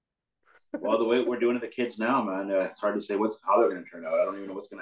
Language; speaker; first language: English; native; English